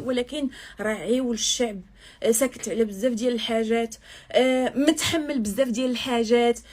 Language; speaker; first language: Arabic; native; Arabic